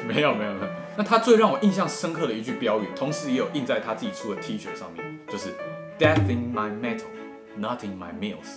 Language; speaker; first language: Chinese; native; Chinese